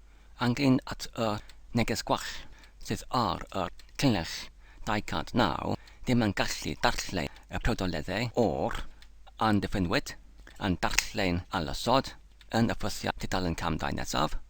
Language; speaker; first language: Welsh; non-native, learner; English